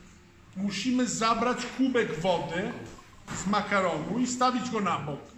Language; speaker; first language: Polish; non-native, fluent; Italian